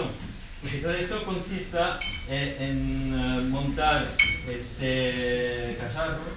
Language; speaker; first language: Catalan; non-native, learner; Spanish